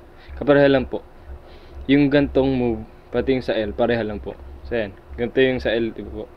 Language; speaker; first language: Filipino; native; Filipino